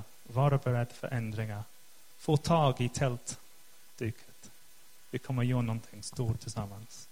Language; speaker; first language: Swedish; non-native, fluent; English